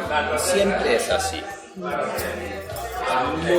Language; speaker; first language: Spanish; non-native, fluent; Dutch